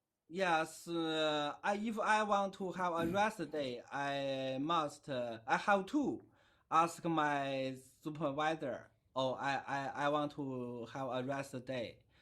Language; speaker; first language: English; non-native, learner; Chinese